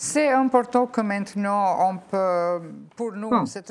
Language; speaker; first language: French; non-native, fluent; Albanian